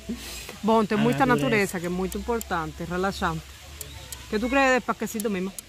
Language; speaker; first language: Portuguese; non-native, fluent; Spanish